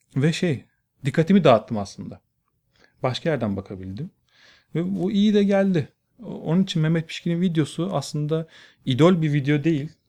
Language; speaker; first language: Turkish; native; Turkish